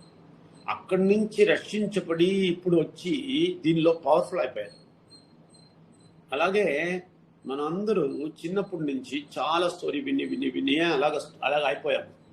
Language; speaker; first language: Telugu; non-native, learner; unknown